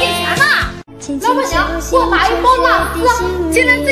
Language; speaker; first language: Chinese; native; Chinese